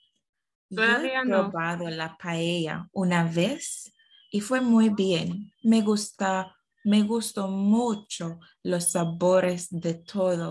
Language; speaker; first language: Spanish; non-native, fluent; English